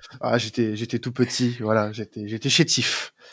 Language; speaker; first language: French; native; French